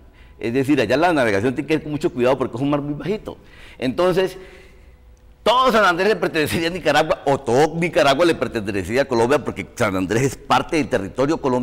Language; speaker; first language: Spanish; native; Spanish